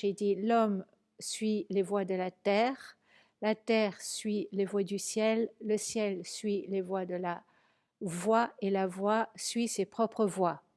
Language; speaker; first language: French; native; French